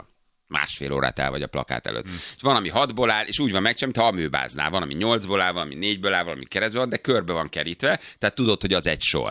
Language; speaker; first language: Hungarian; native; Hungarian